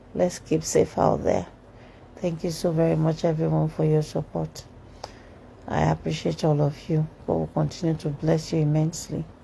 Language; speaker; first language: English; non-native, local second language; Yoruba